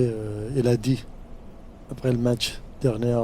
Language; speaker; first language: French; non-native, fluent; Arabic